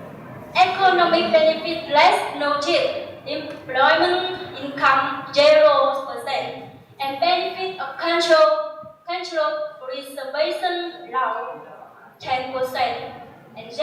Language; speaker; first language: English; non-native, learner; Vietnamese